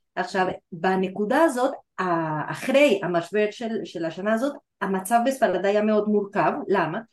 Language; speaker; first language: Hebrew; non-native, fluent; Spanish